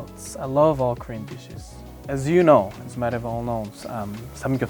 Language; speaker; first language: English; non-native, fluent; Korean